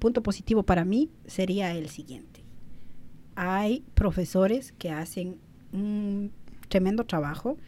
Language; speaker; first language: Spanish; early bilingual, other home language; English